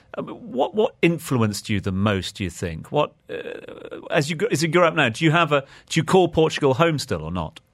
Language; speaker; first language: English; native; English